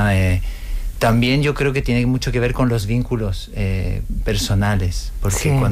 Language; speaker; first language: Spanish; non-native, fluent; French